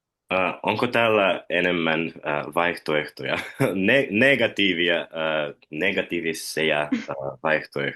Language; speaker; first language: Finnish; non-native, learner; Russian